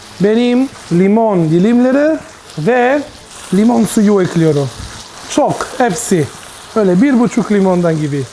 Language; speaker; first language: Turkish; non-native, learner; Italian